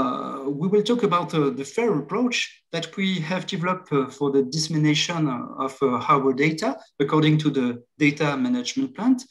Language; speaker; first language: English; non-native, fluent; French